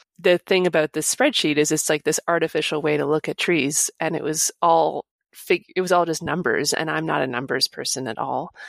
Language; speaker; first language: English; native; English